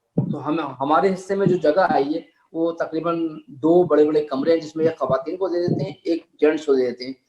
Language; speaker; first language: Urdu; native; Urdu